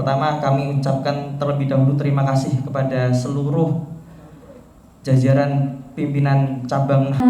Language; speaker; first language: Indonesian; native; Indonesian